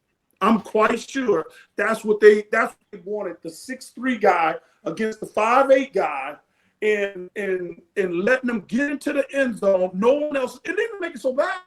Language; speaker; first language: English; native; English